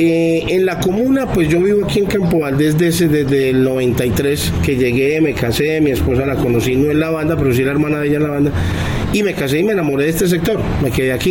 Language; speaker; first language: Spanish; native; Spanish